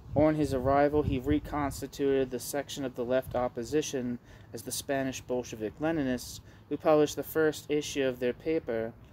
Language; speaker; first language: English; native; English